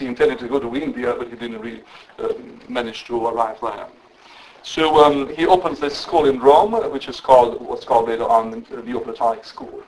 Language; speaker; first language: English; non-native, fluent; Romanian